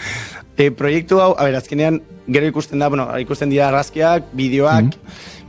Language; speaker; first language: Basque; non-native, local second language; Spanish